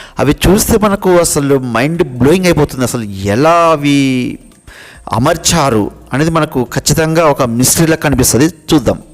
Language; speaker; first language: Telugu; native; Telugu